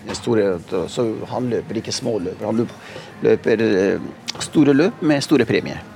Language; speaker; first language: Norwegian; early bilingual, other home language; Punjabi